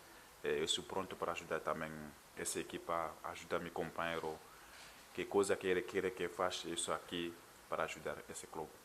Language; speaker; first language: Portuguese; non-native, learner; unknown